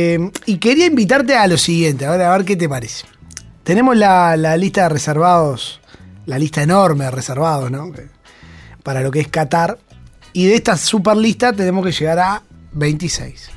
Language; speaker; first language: Spanish; native; Spanish